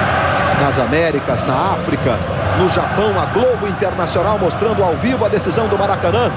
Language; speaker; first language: Portuguese; native; Portuguese